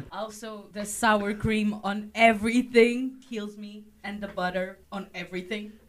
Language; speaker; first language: English; non-native, fluent; Portuguese